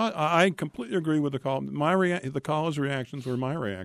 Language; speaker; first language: English; native; English